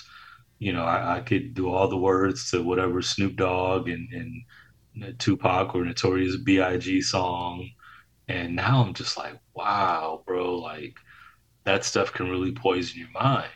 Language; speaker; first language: English; native; English